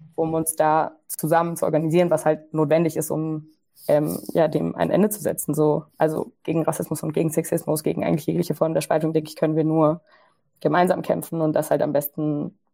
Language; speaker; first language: German; native; German